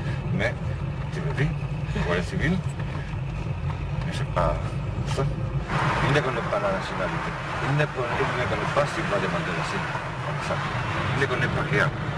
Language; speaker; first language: French; non-native, learner; Spanish